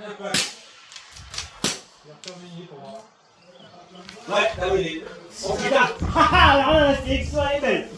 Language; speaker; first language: French; native; French